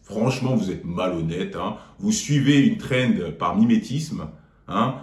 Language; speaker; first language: French; native; French